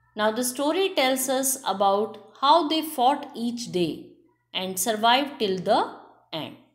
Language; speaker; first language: English; non-native, local second language; Hindi